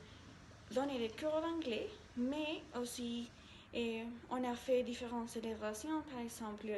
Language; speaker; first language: French; non-native, learner; Spanish